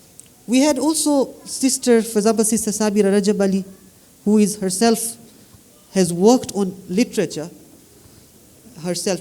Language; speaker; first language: English; non-native, fluent; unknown